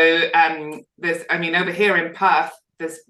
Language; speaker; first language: English; native; English